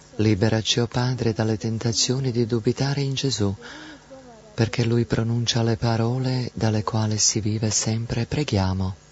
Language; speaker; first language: Italian; non-native, fluent; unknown